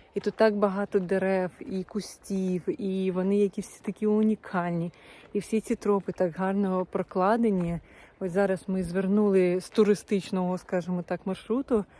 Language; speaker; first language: Ukrainian; non-native, local second language; Russian